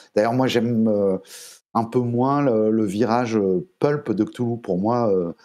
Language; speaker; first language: French; native; French